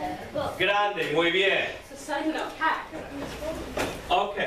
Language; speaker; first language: Spanish; non-native, fluent; English